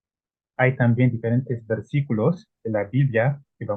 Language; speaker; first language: Spanish; non-native, learner; Italian